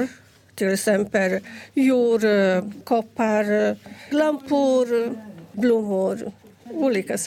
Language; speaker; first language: Swedish; non-native, learner; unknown